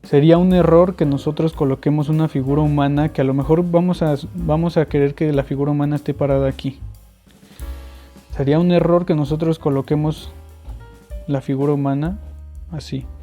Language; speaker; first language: Spanish; native; Spanish